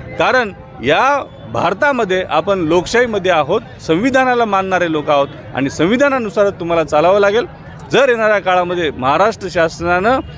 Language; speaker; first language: Marathi; non-native, local second language; Lambadi